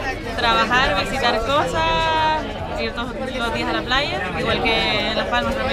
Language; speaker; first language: Spanish; native; Spanish